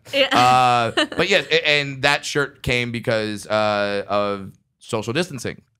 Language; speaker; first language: English; native; English